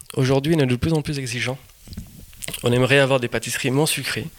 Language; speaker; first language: French; non-native, fluent; Portuguese